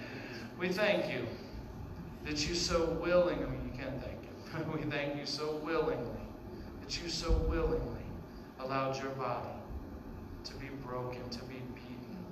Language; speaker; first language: English; native; English